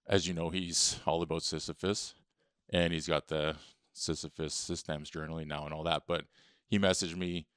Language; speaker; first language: English; native; English